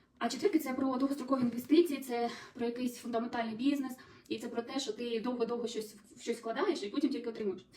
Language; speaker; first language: Ukrainian; non-native, local second language; Russian